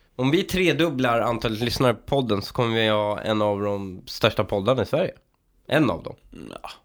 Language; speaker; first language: Swedish; early bilingual, other home language; Persian